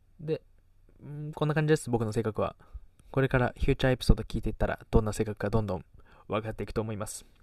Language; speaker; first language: Japanese; native; Japanese